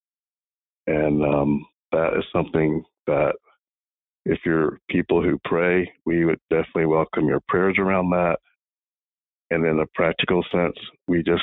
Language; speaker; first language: English; native; English